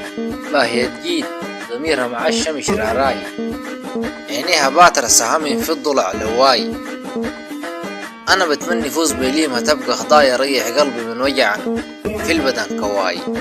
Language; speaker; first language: Arabic; native; Arabic